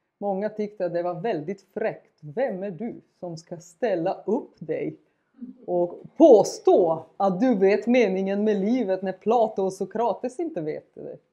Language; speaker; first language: Swedish; non-native, fluent; Bulgarian